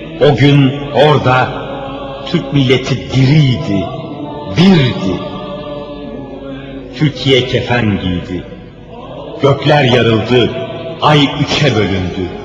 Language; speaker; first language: Turkish; native; Turkish